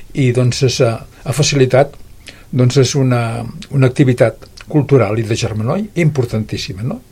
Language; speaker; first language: Catalan; native; Catalan